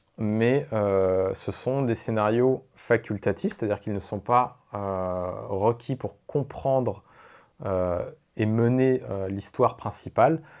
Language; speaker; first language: French; native; French